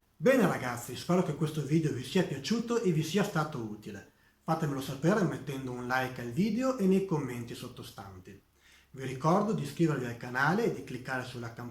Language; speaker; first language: Italian; native; Italian